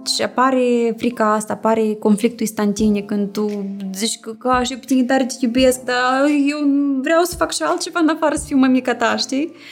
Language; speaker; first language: Romanian; native; Romanian